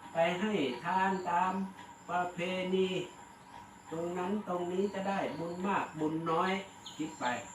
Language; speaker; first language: Thai; native; Thai